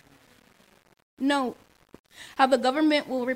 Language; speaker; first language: English; native; English